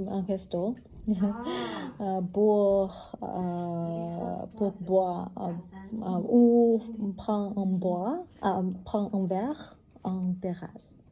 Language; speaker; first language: French; non-native, learner; Vietnamese